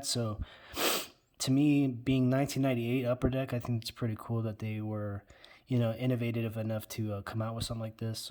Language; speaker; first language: English; native; English